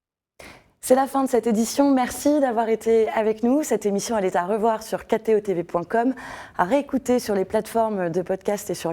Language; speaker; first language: French; native; French